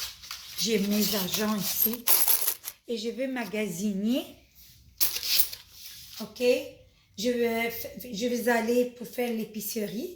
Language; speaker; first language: French; non-native, fluent; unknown